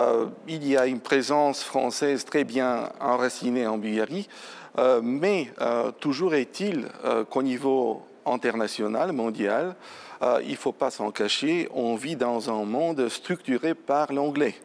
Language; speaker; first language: French; non-native, fluent; Bulgarian